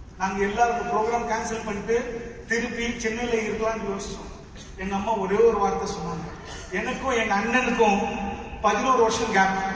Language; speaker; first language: Tamil; non-native, local second language; Gujarati